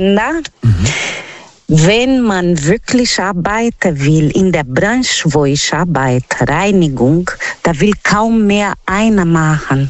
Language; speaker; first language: German; non-native, learner; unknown